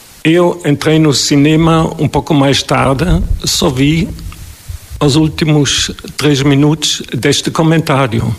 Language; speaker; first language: Portuguese; non-native, fluent; German